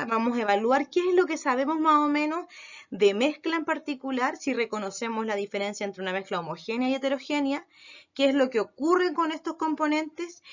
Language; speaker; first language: Spanish; native; Spanish